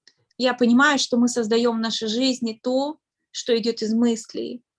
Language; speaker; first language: Russian; native; Russian